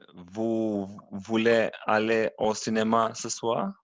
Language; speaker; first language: French; non-native, learner; Albanian